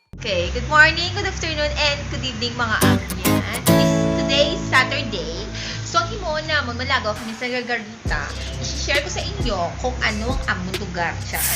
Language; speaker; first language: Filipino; non-native, local second language; Hiligaynon